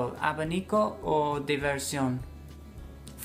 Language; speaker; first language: Spanish; non-native, fluent; English